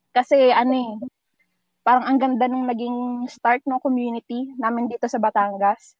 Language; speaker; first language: Filipino; native; Filipino